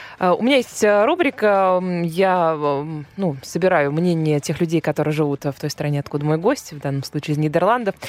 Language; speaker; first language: Russian; native; Russian